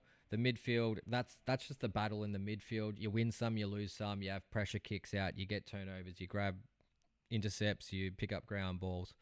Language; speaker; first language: English; native; English